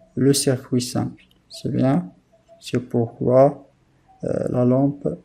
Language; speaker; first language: French; non-native, local second language; Arabic